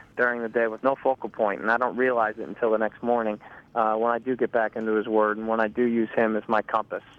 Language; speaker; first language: English; native; English